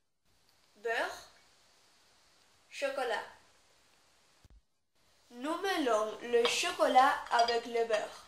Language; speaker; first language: French; non-native, learner; Spanish